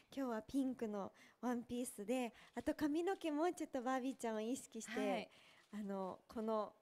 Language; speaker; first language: Japanese; early bilingual, heritage; English